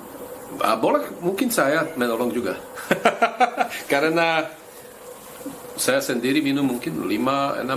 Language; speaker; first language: Indonesian; non-native, fluent; Slovak